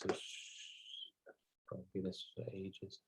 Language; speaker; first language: English; native; English